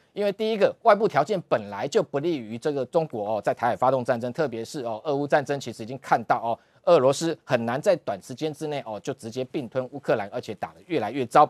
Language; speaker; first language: Chinese; native; Chinese